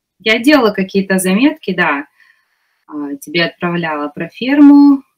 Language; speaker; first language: Russian; native; Russian